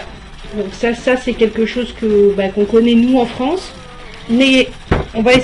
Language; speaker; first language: French; native; French